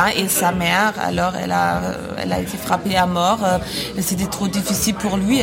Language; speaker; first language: French; non-native, fluent; German